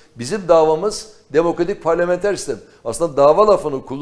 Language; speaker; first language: Turkish; native; Turkish